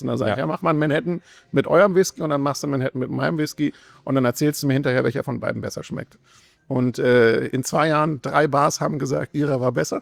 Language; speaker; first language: German; native; German